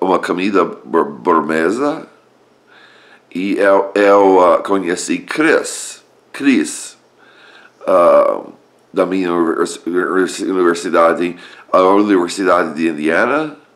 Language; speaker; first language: Portuguese; non-native, learner; English